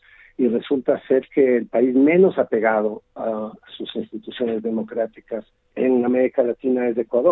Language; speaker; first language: Spanish; native; Spanish